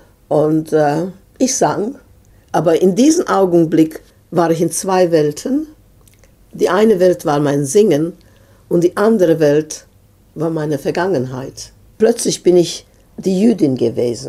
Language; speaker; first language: German; non-native, fluent; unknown